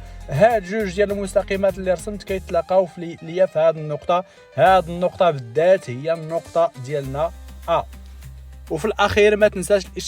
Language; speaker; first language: Arabic; native; Arabic